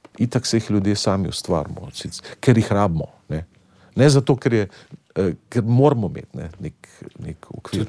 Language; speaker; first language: Slovenian; native; Slovenian